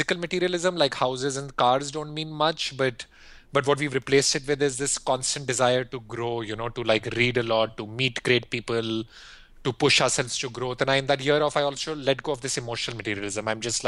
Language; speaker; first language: English; non-native, local second language; Hindi